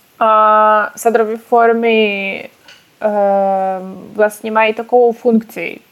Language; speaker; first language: Czech; non-native, fluent; Russian